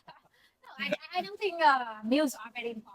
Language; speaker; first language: English; non-native, learner; Vietnamese